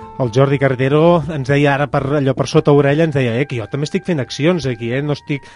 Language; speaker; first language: Catalan; native; Catalan